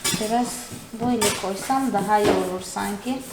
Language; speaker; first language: Turkish; non-native, fluent; Portuguese